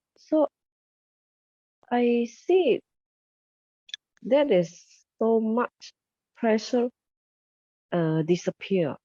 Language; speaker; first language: English; non-native, learner; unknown